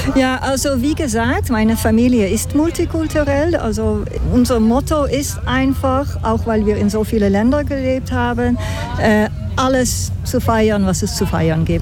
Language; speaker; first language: German; non-native, fluent; Dutch